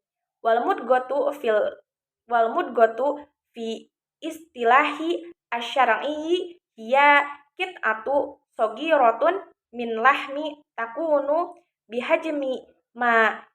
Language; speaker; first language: Arabic; non-native, learner; Indonesian